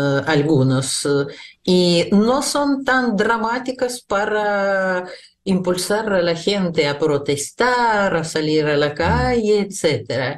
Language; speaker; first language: Spanish; non-native, fluent; Russian